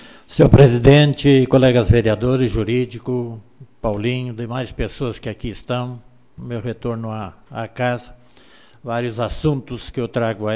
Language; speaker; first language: Portuguese; native; Portuguese